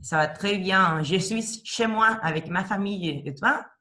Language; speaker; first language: French; non-native, learner; Spanish